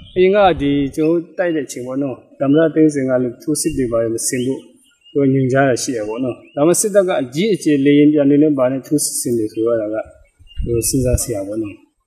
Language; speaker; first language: Burmese; non-native, local second language; Kachin